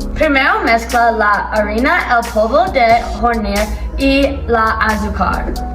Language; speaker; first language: Spanish; non-native, learner; English